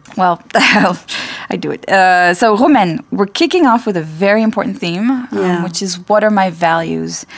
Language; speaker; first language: English; native; English